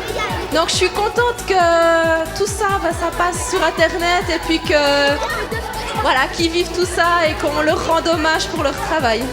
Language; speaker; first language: French; native; French